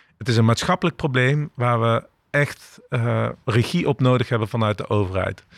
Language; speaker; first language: Dutch; early bilingual, other home language; Turkish